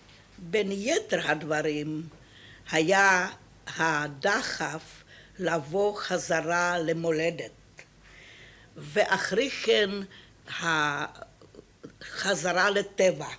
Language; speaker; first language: Hebrew; non-native, fluent; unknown